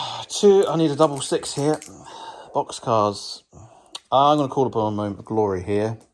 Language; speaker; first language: English; native; English